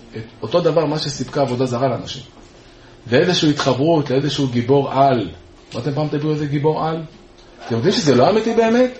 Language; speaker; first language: Hebrew; native; Hebrew